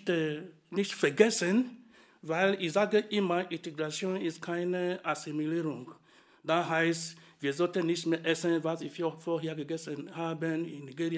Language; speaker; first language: German; non-native, fluent; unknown